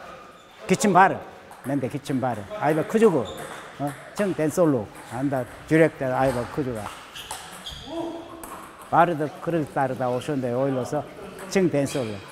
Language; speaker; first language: Kyrgyz; non-native, learner; Korean